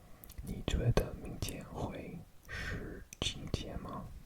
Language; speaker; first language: Chinese; non-native, learner; English